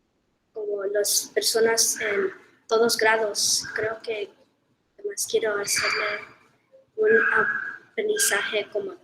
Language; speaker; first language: Spanish; early bilingual, heritage; Spanish